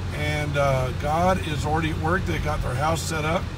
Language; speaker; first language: English; native; English